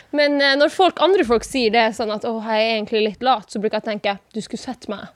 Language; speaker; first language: Norwegian; non-native, local second language; Northern Sami